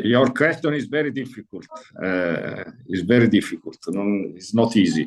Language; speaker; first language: English; non-native, learner; Italian